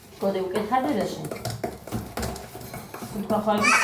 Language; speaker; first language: Georgian; native; Georgian